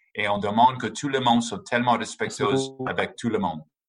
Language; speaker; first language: French; non-native, fluent; English